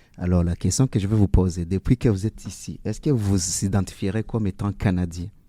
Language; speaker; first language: French; native; French